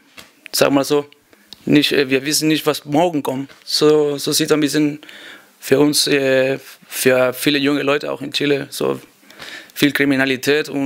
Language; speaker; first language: German; non-native, fluent; Spanish